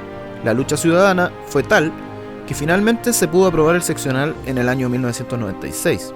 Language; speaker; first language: Spanish; native; Spanish